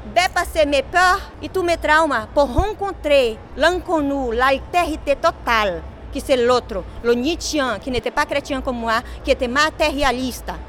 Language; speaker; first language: French; non-native, fluent; Portuguese